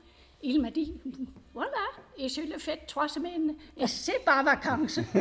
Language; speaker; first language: French; non-native, learner; Danish